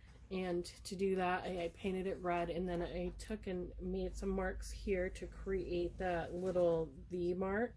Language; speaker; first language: English; native; English